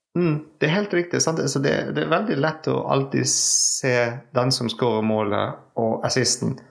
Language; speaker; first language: Norwegian; non-native, fluent; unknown